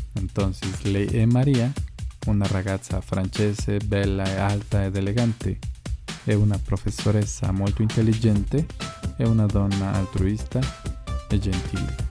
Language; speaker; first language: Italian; non-native, fluent; Spanish